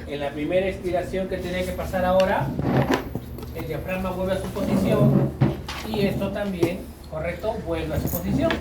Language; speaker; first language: Spanish; native; Spanish